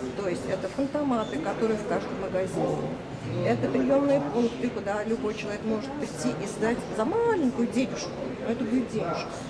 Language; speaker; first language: Russian; native; Russian